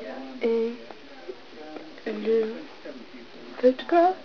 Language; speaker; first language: French; non-native, learner; English